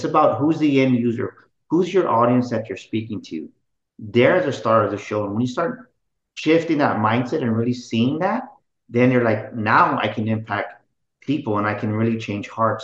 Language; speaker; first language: English; native; English